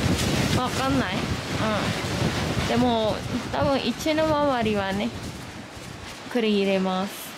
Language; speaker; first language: Japanese; non-native, learner; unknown